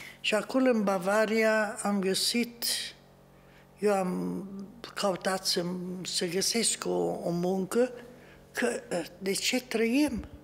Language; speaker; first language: Romanian; non-native, local second language; German